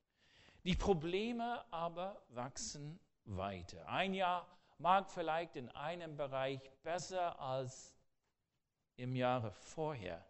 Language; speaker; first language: German; non-native, fluent; English